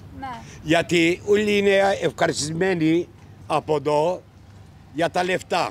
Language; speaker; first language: Greek; early bilingual, heritage; Greek